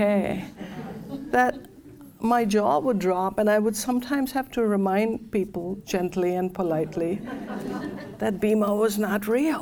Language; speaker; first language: English; non-native, local second language; Gujarati